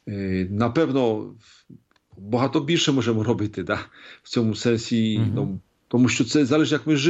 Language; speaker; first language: Polish; non-native, learner; Ukrainian